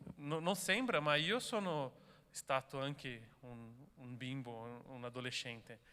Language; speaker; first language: Italian; non-native, learner; Portuguese